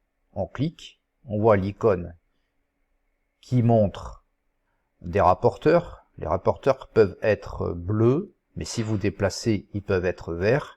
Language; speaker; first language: French; native; French